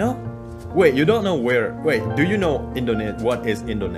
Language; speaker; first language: English; non-native, fluent; Indonesian